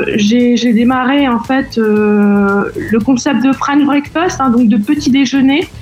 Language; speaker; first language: French; native; French